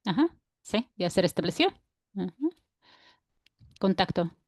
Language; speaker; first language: Spanish; non-native, fluent; Russian